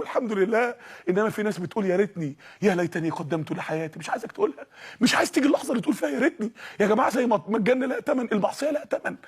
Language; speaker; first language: Arabic; native; Arabic